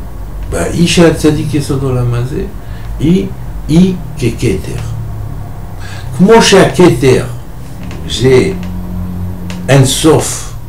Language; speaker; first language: Hebrew; non-native, fluent; French